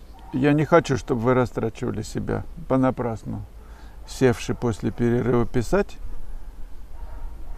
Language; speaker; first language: Russian; native; Russian